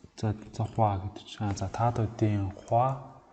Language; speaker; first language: Chinese; non-native, learner; Mongolian